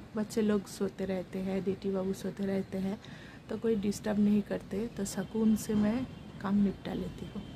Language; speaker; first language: Hindi; non-native, local second language; Bangla